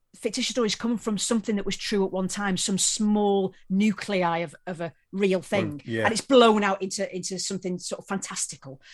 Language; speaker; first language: English; native; English